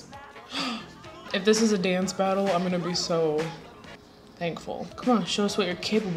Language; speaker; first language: English; native; English